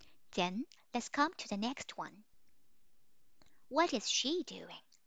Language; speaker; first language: English; non-native, fluent; Chinese